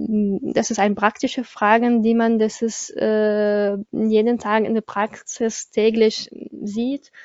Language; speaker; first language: German; non-native, learner; Arabic